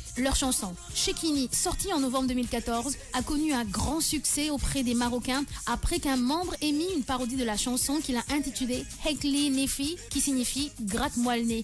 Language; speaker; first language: French; non-native, local second language; Wolof